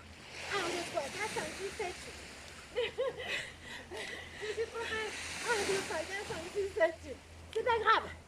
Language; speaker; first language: French; native; French